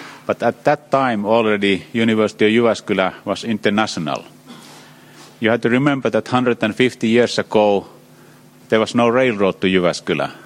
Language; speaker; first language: English; non-native, fluent; Finnish